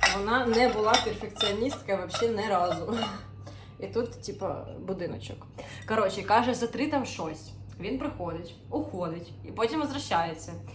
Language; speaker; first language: Ukrainian; non-native, local second language; Russian